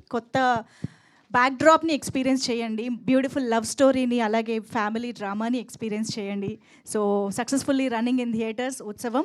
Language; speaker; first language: Telugu; native; Telugu